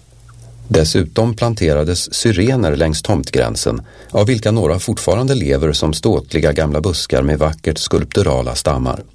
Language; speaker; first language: Swedish; native; Swedish